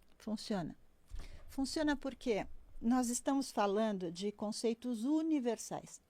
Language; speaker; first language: Portuguese; native; Portuguese